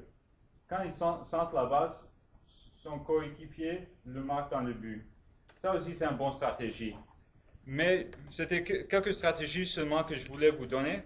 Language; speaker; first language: French; non-native, learner; English